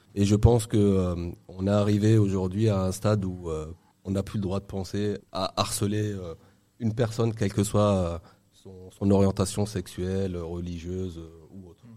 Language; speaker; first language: French; native; French